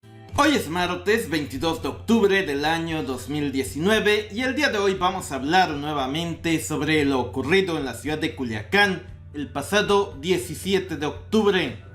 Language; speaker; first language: Spanish; native; Spanish